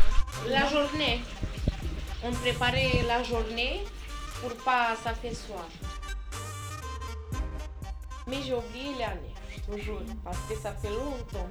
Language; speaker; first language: French; early bilingual, other home language; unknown